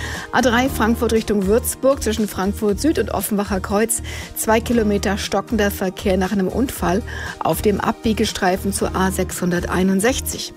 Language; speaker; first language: German; native; German